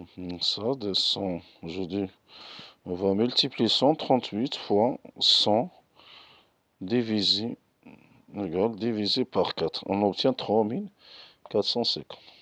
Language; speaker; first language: French; non-native, local second language; Arabic